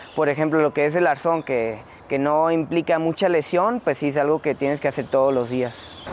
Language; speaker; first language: Spanish; early bilingual, heritage; Spanish